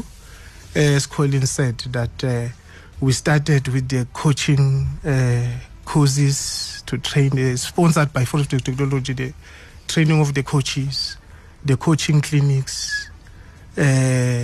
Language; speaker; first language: English; non-native, local second language; Swati